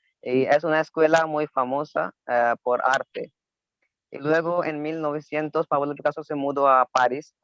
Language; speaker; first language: Spanish; non-native, learner; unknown